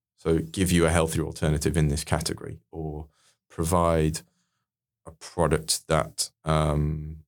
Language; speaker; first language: English; native; English